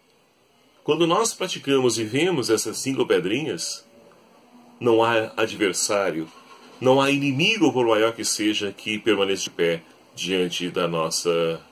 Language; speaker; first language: Portuguese; native; Portuguese